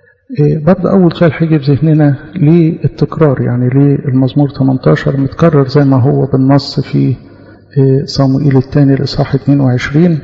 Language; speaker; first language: Arabic; native; Arabic